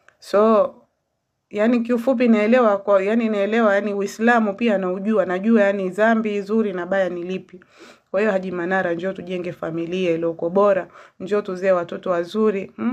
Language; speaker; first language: Swahili; native; Swahili